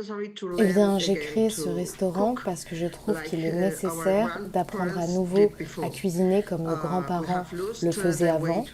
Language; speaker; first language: French; non-native, fluent; Spanish